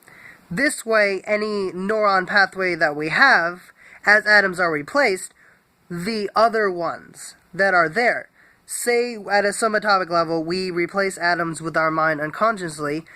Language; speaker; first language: English; native; English